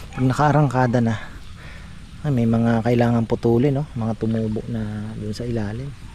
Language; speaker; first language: Filipino; non-native, local second language; Pampanga